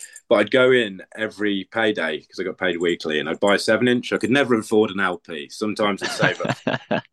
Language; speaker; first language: English; native; English